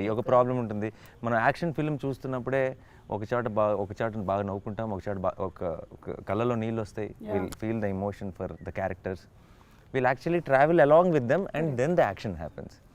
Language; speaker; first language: Telugu; native; Telugu